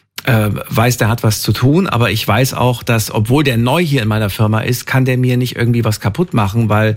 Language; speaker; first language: German; native; German